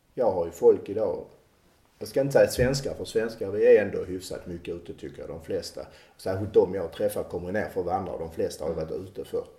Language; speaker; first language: Swedish; native; Swedish